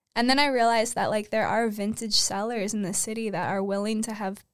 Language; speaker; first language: English; native; English